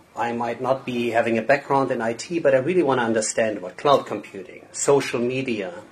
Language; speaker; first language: English; non-native, fluent; German